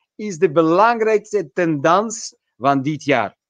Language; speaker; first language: Dutch; non-native, fluent; Georgian